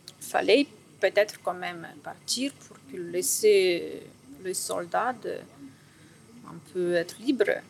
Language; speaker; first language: French; non-native, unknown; Ukrainian